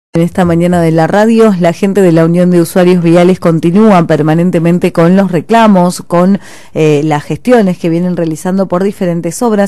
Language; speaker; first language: Spanish; native; Spanish